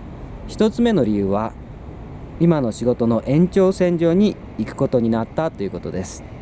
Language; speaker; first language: Japanese; non-native, fluent; Korean